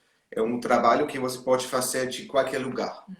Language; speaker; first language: Portuguese; non-native, learner; German